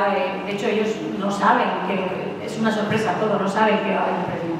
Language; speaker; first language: Spanish; native; Spanish